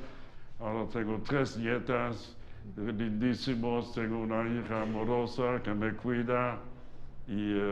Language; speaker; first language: Spanish; non-native, fluent; Yiddish